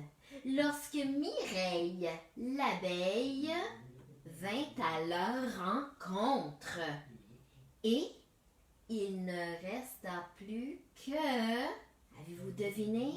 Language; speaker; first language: French; native; French